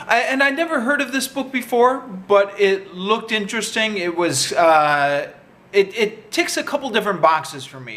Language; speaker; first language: English; native; English